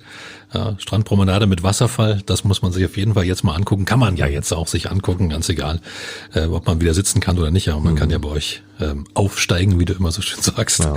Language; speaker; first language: German; native; German